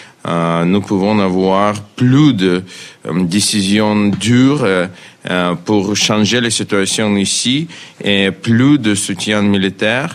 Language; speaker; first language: French; non-native, learner; Ukrainian